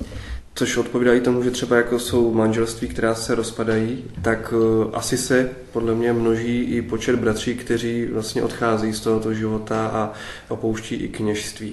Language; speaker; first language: Czech; native; Czech